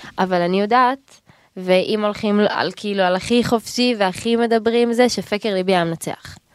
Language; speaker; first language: Hebrew; native; Hebrew